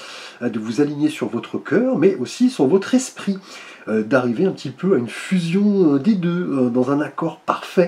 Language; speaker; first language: French; native; French